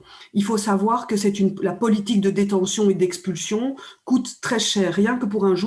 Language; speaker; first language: French; native; French